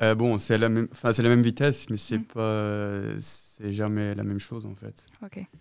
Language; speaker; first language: French; non-native, fluent; German